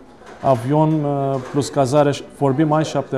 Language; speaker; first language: Romanian; non-native, learner; Maltese